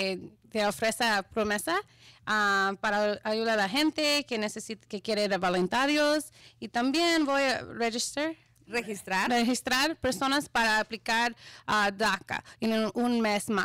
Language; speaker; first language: Spanish; non-native, fluent; English